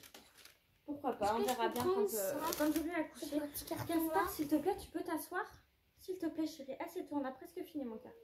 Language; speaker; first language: French; native; French